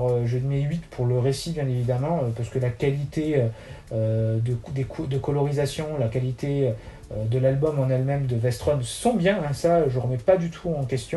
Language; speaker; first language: French; native; French